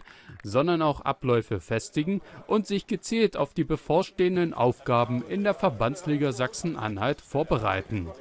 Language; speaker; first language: German; native; German